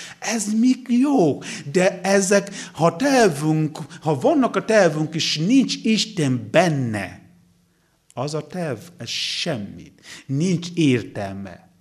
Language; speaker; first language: Hungarian; non-native, learner; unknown